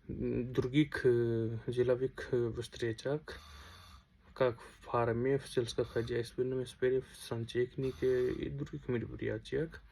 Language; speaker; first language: Russian; non-native, local second language; Hindi